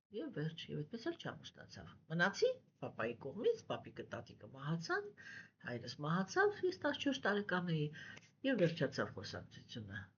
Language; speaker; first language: Armenian; native; Armenian